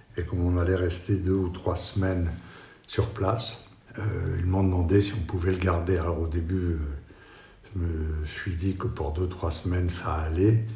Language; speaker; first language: French; non-native, fluent; Spanish